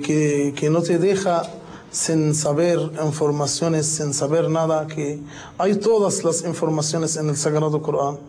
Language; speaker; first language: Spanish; non-native, fluent; Arabic